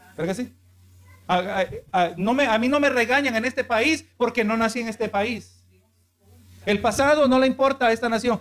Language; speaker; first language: Spanish; native; Spanish